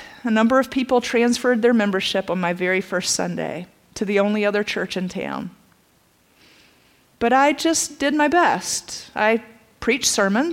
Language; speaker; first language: English; native; English